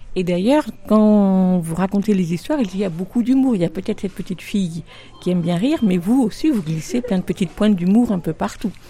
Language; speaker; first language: French; native; French